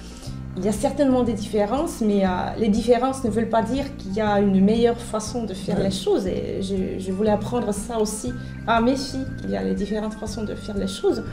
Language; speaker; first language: French; non-native, fluent; Finnish